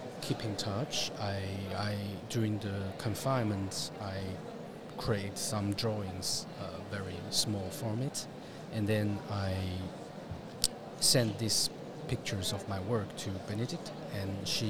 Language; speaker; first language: English; non-native, fluent; Chinese